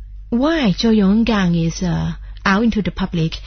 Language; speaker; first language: English; non-native, fluent; Thai